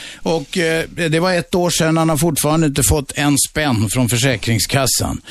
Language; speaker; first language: Swedish; native; Swedish